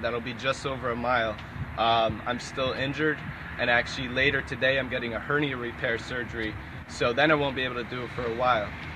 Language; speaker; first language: English; native; English